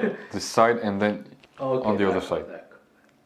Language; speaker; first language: English; non-native, learner; French